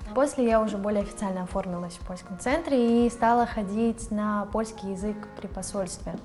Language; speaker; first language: Russian; native; Russian